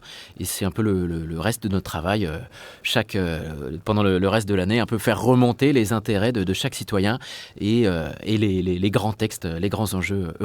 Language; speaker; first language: French; native; French